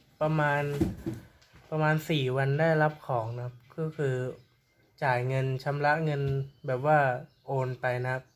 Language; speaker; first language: Thai; native; Thai